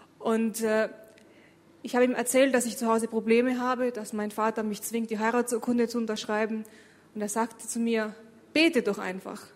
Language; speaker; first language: German; early bilingual, other home language; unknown